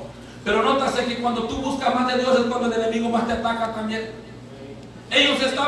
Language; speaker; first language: Spanish; native; Spanish